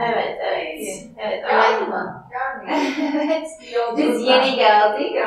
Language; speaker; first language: Turkish; non-native, learner; English